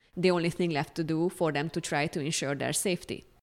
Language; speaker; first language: English; non-native, fluent; Hungarian